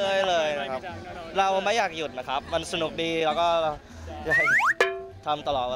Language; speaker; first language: Thai; early bilingual, heritage; Thai